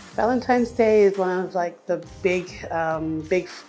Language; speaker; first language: English; non-native, fluent; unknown